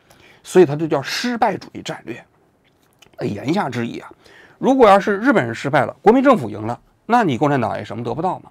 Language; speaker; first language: Chinese; native; Chinese